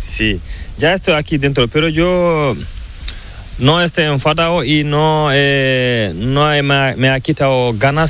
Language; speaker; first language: Spanish; non-native, learner; Fula